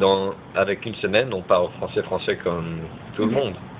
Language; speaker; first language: French; early bilingual, heritage; French